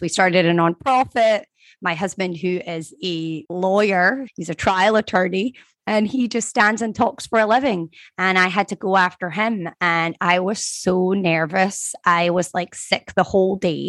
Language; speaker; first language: English; native; English